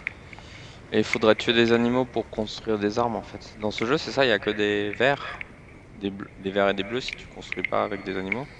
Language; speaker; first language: French; native; French